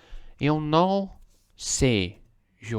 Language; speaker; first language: Portuguese; non-native, learner; English